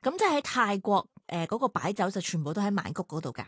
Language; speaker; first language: Cantonese; native; Cantonese